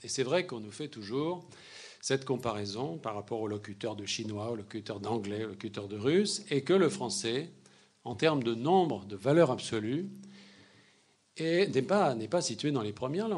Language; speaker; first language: French; native; French